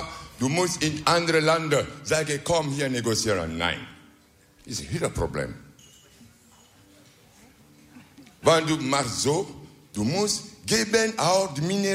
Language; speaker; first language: Dutch; non-native, learner; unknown